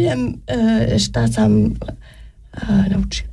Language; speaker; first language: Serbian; non-native, learner; French